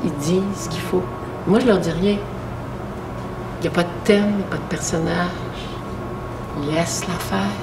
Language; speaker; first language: French; native; French